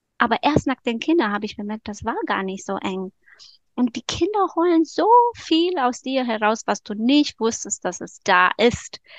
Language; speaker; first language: German; non-native, fluent; Romanian